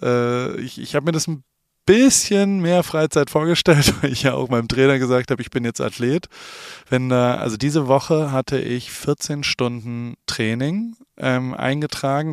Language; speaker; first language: German; native; German